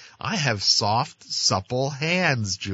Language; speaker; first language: English; native; English